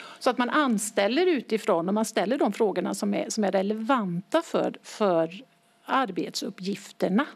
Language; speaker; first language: Swedish; native; Swedish